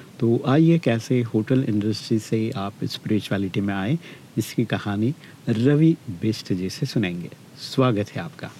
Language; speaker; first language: Hindi; native; Hindi